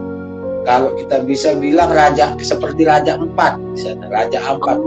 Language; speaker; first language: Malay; non-native, local second language; Sasak